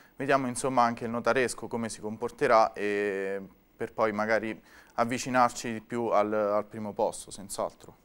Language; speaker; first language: Italian; native; Italian